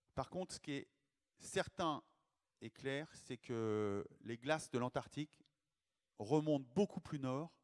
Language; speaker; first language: French; native; French